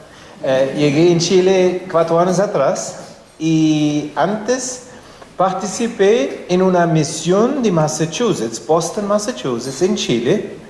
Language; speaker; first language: Spanish; non-native, fluent; German